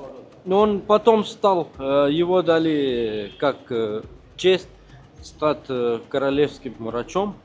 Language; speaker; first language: Russian; non-native, fluent; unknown